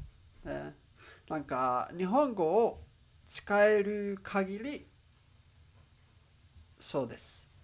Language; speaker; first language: Japanese; non-native, learner; English